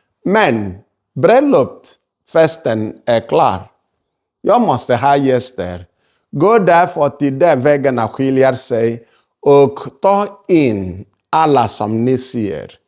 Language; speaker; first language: Swedish; non-native, fluent; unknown